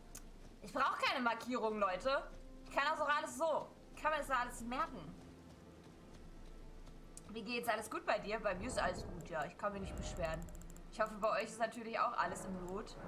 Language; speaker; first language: German; native; German